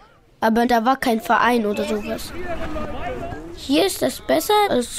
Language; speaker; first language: German; early bilingual, other home language; Pashto